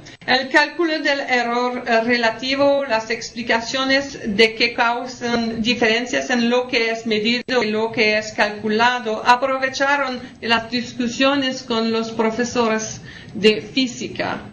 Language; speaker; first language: Spanish; non-native, learner; French